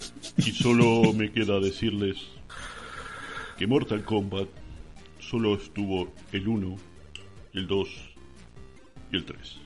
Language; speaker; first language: Spanish; native; Spanish